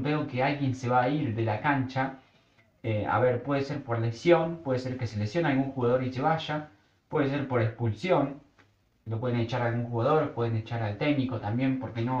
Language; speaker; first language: Spanish; native; Spanish